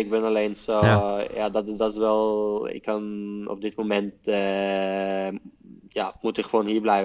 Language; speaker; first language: Dutch; non-native, fluent; Norwegian